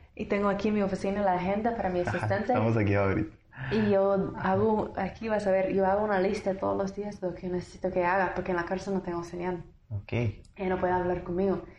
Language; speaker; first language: Spanish; non-native, fluent; English